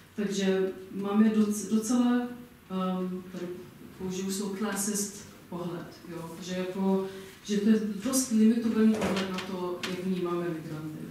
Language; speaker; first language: Czech; non-native, fluent; English